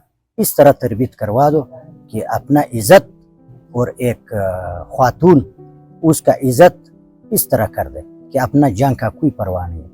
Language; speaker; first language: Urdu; non-native, local second language; Pashto